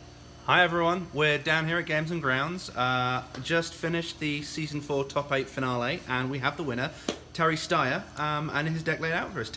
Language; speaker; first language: English; native; English